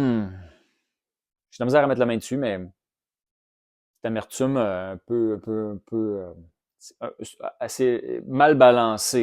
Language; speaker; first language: French; native; French